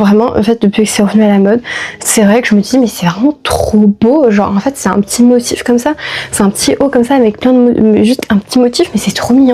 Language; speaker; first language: French; native; French